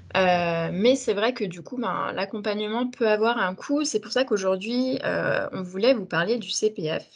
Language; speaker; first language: French; native; French